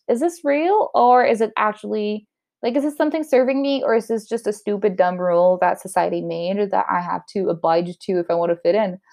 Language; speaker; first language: English; non-native, local second language; French